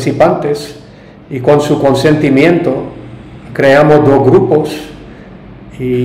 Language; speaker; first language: Spanish; non-native, learner; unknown